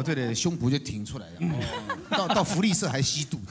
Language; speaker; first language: Chinese; native; Chinese